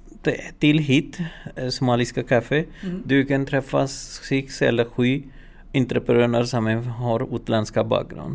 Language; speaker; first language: Swedish; non-native, learner; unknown